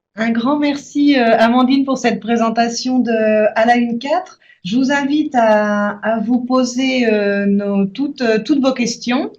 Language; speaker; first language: French; native; French